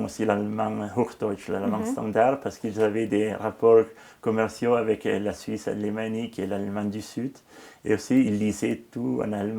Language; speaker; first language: French; non-native, local second language; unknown